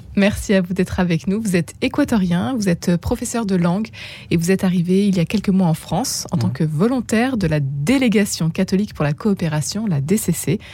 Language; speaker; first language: French; native; French